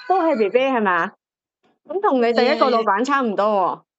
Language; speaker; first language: Cantonese; native; Cantonese